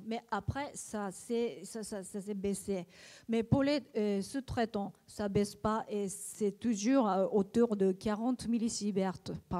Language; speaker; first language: French; non-native, learner; Japanese